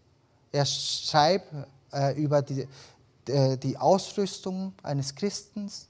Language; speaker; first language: German; early bilingual, other home language; Spanish